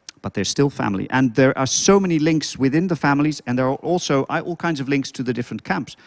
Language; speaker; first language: English; non-native, fluent; Dutch